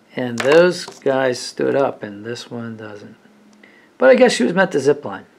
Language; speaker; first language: English; native; English